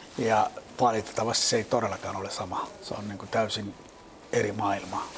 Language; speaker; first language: Finnish; non-native, fluent; Somali